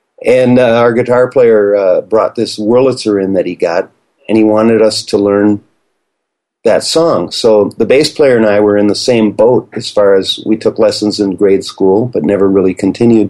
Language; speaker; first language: English; native; English